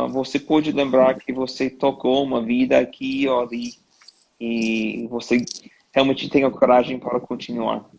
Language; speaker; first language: Portuguese; non-native, learner; English